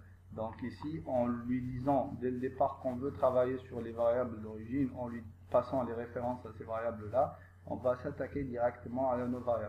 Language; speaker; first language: French; non-native, local second language; Arabic